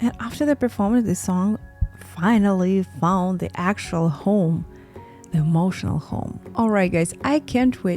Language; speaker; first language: English; non-native, fluent; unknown